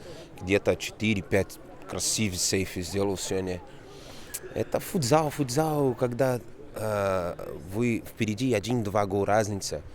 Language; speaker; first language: Russian; non-native, fluent; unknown